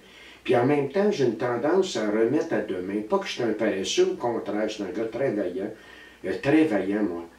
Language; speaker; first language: French; native; French